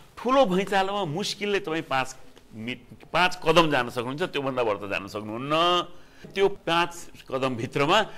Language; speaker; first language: Nepali; native; Nepali